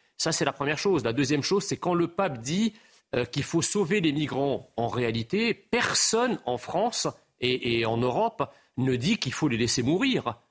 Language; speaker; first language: French; early bilingual, other home language; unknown